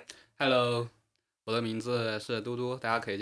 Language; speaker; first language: Chinese; native; Chinese